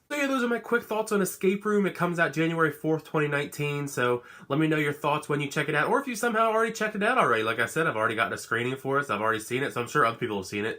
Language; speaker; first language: English; native; English